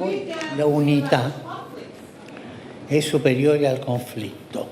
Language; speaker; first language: Italian; non-native, fluent; Spanish